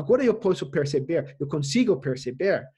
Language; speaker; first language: Portuguese; non-native, fluent; English